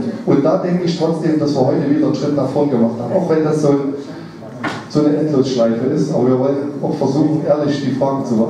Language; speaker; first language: German; native; German